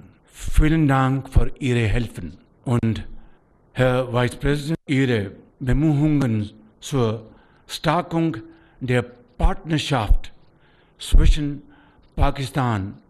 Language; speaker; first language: German; non-native, learner; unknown